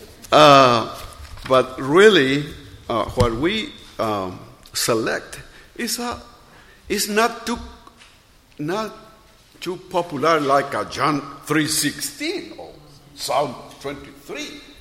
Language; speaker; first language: English; non-native, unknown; Spanish